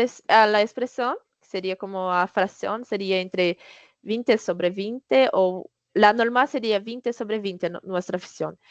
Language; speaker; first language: Spanish; non-native, learner; Portuguese